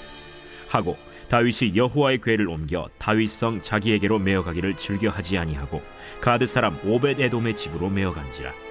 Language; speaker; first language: Korean; native; Korean